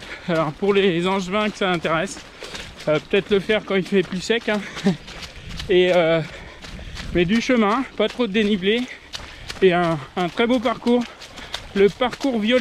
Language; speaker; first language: French; native; French